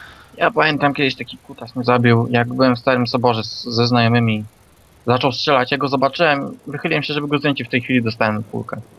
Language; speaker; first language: Polish; native; Polish